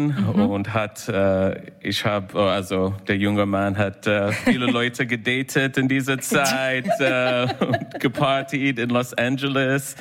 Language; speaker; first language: German; non-native, learner; English